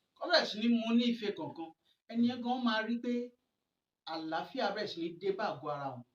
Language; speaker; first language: Yoruba; non-native, local second language; Fon